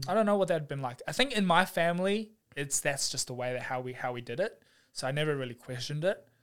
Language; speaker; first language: English; native; English